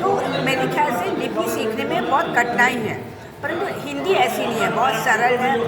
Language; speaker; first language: Hindi; non-native, local second language; Tamil